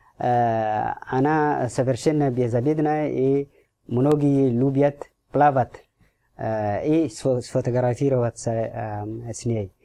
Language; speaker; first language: Russian; non-native, fluent; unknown